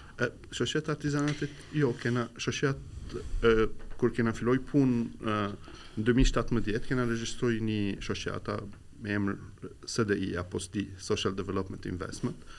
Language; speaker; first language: Albanian; non-native, learner; Arabic